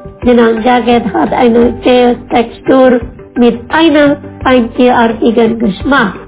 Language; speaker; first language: German; non-native, fluent; Indonesian